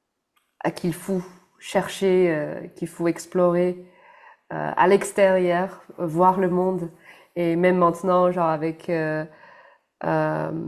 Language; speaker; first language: French; non-native, fluent; Chinese